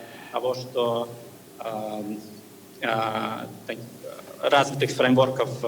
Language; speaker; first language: Russian; native; Russian